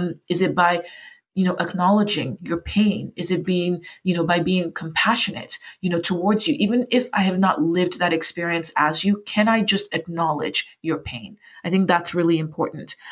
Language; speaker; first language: English; non-native, local second language; Yoruba